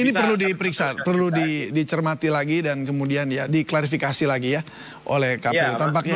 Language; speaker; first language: Indonesian; native; Indonesian